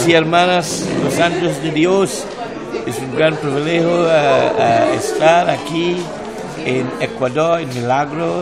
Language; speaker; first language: Spanish; non-native, learner; English